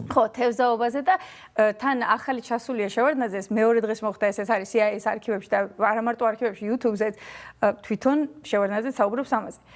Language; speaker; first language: Georgian; early bilingual, heritage; Georgian